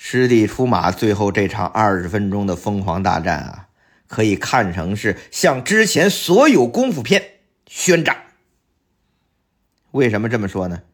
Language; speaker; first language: Chinese; native; Chinese